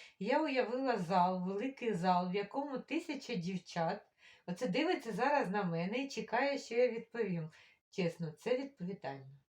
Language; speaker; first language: Ukrainian; non-native, local second language; Russian